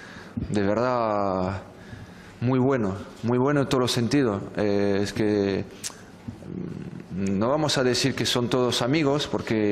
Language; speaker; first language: Spanish; non-native, fluent; French